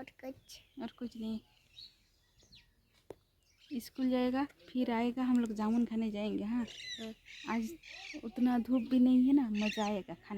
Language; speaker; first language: Hindi; non-native, local second language; Bangla